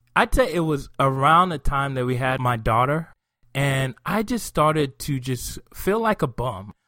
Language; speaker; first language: English; non-native, local second language; Yoruba